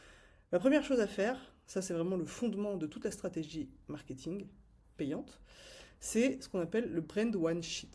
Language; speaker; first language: French; native; French